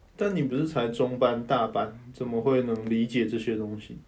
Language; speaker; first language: Chinese; non-native, local second language; Min Nan Chinese